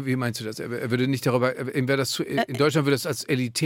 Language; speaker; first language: German; native; German